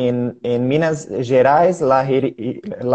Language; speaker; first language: Spanish; non-native, learner; Portuguese